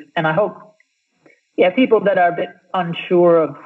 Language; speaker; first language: English; native; English